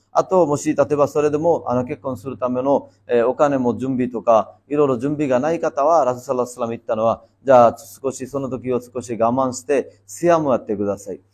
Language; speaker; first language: Japanese; non-native, fluent; Bangla